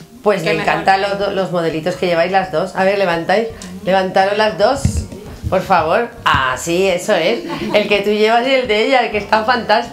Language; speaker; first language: Spanish; native; Spanish